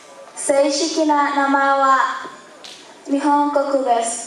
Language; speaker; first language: Japanese; non-native, learner; Spanish